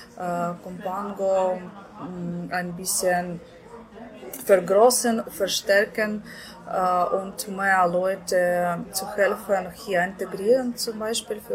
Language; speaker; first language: German; non-native, learner; Ukrainian